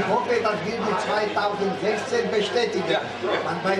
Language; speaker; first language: German; non-native, learner; Romanian